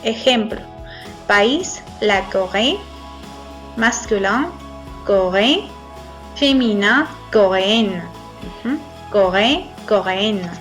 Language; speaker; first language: French; non-native, fluent; Spanish